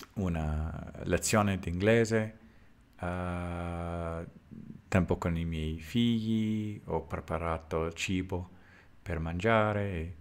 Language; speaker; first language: Italian; non-native, learner; English